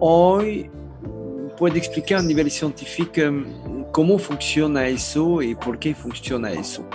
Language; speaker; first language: Spanish; non-native, learner; French